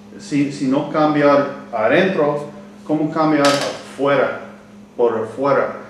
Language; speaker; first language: Spanish; non-native, learner; English